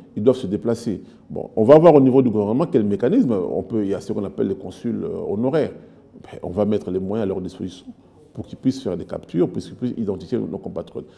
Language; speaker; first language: French; non-native, local second language; Lingala